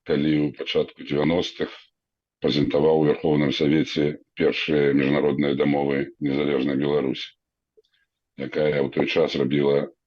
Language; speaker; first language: Belarusian; non-native, local second language; Russian